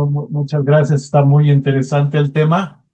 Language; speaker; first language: Spanish; native; Spanish